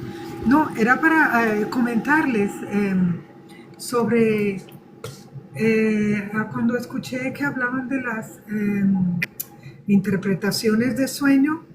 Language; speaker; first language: Spanish; early bilingual, other home language; Portuguese